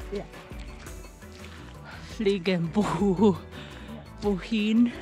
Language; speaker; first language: German; non-native, learner; Filipino